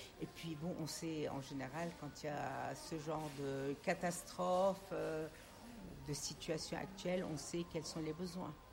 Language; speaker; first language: French; non-native, local second language; Armenian